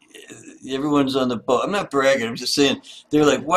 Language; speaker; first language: English; native; English